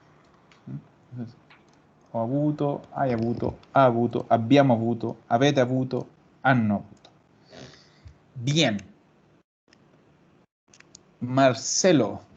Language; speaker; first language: Italian; non-native, fluent; Spanish